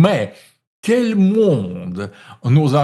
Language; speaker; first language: French; non-native, fluent; Russian